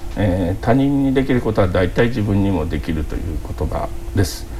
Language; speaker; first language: Japanese; native; Japanese